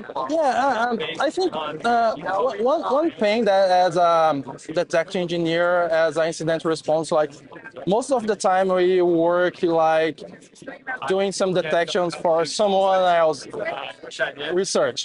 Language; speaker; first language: English; non-native, fluent; Portuguese